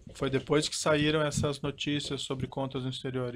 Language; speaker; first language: Portuguese; native; Portuguese